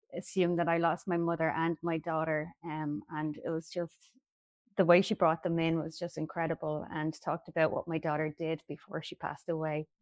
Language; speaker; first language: English; native; English